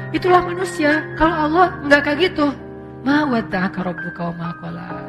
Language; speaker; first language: Indonesian; native; Indonesian